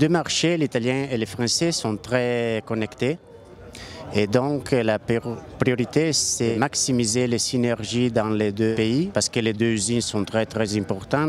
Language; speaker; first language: French; non-native, learner; Italian